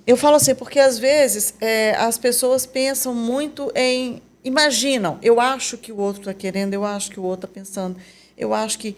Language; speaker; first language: Portuguese; native; Portuguese